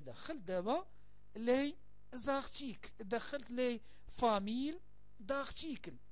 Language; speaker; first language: French; non-native, local second language; Arabic